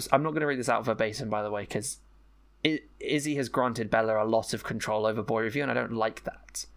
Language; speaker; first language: English; native; English